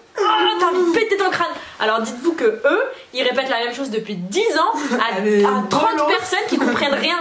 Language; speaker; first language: French; native; French